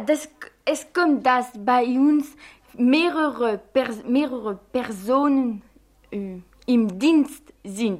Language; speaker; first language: German; non-native, fluent; French